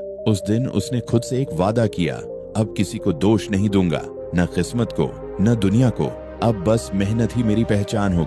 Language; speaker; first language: Hindi; native; Hindi